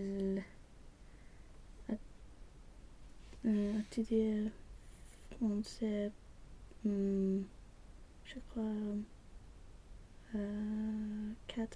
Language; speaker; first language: French; non-native, learner; Swedish